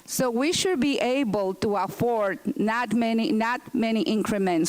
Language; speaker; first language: English; non-native, fluent; Spanish